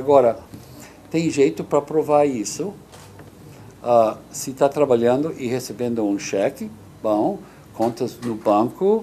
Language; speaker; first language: Portuguese; non-native, fluent; English